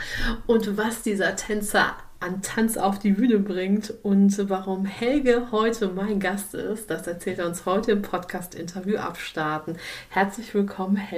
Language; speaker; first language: German; native; German